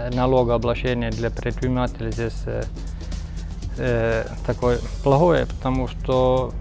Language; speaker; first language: Russian; non-native, fluent; Finnish